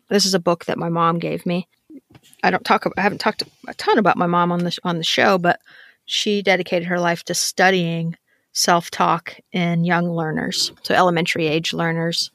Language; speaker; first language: English; native; English